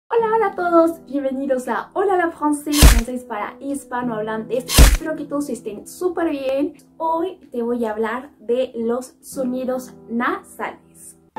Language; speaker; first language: Spanish; native; Spanish